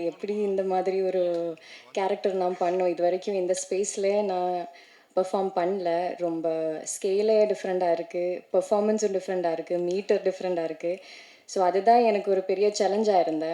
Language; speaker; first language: Tamil; non-native, learner; Malayalam